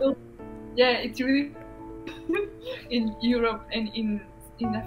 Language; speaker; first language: English; non-native, fluent; French